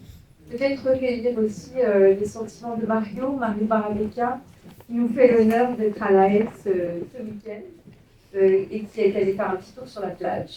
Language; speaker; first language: French; native; French